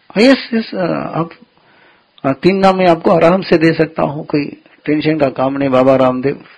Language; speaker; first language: Hindi; non-native, local second language; Gujarati